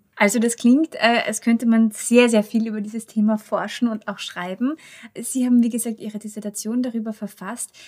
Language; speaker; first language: German; native; German